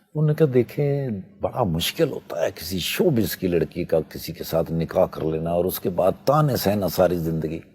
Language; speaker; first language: Urdu; non-native, local second language; Punjabi